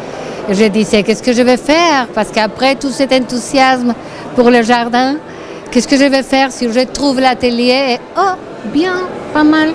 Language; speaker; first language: French; non-native, fluent; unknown